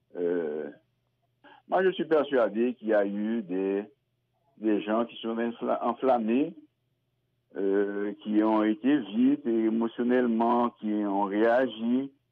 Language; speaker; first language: French; non-native, local second language; Haitian Creole